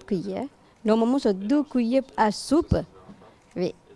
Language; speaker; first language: French; non-native, learner; Tamil